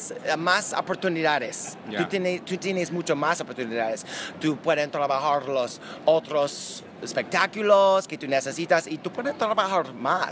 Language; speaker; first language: Spanish; non-native, learner; English